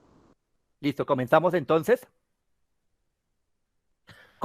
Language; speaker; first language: Spanish; native; Spanish